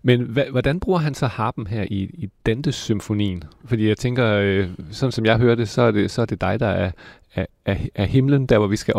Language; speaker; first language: Danish; native; Danish